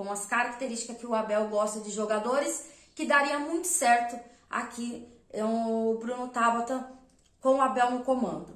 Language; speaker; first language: Portuguese; native; Portuguese